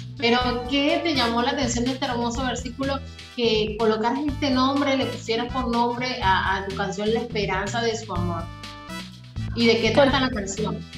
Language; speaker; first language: Spanish; native; Spanish